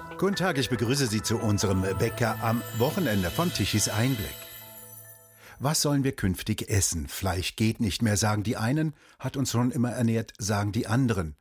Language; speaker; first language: German; native; German